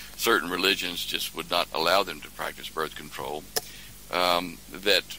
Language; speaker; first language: English; native; English